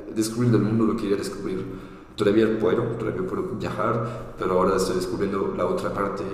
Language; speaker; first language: Spanish; non-native, fluent; French